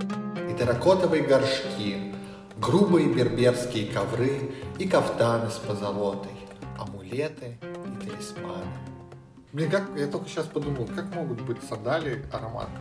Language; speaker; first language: Russian; native; Russian